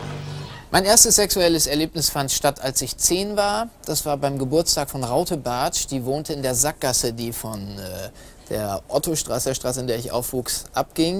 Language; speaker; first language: German; native; German